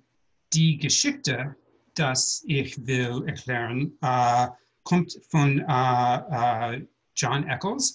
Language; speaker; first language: German; non-native, learner; English